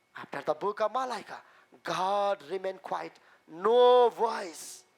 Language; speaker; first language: English; non-native, local second language; Nepali